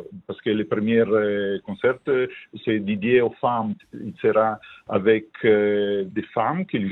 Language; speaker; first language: French; non-native, fluent; Italian